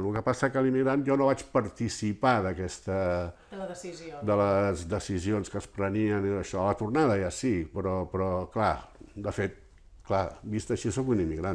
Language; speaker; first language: Catalan; early bilingual, heritage; Catalan